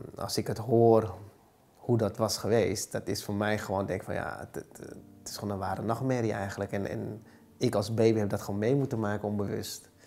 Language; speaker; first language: Dutch; early bilingual, other home language; Vietnamese